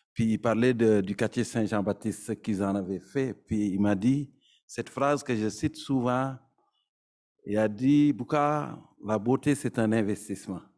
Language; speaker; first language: French; non-native, local second language; Serer